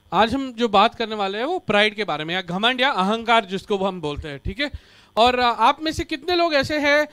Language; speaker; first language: Hindi; non-native, local second language; Marathi